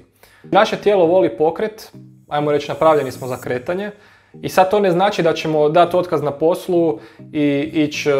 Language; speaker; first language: Croatian; native; Croatian